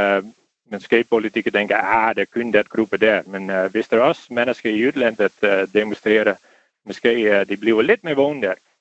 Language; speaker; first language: Danish; non-native, fluent; Dutch